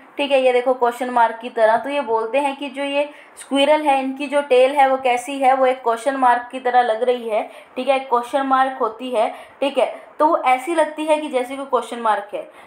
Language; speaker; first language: Hindi; native; Hindi